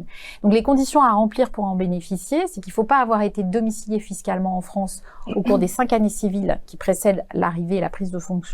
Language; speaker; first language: French; native; French